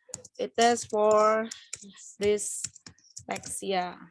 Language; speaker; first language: English; non-native, fluent; Indonesian